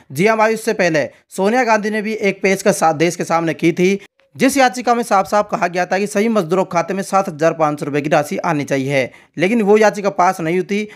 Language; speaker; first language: Hindi; native; Hindi